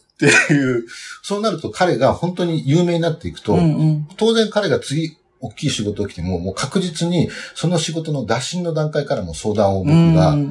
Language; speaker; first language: Japanese; native; Japanese